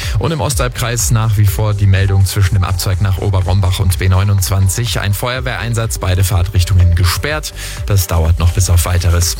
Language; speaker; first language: German; native; German